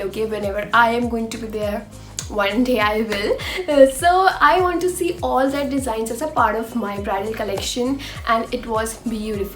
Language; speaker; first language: English; non-native, local second language; Hindi